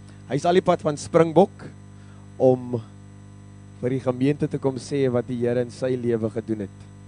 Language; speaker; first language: Afrikaans; non-native, learner; English